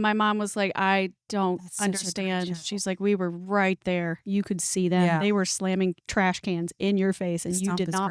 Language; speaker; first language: English; native; English